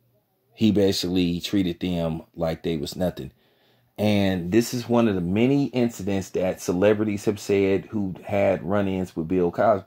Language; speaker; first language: English; native; English